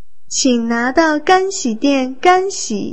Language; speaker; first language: Chinese; non-native, fluent; Vietnamese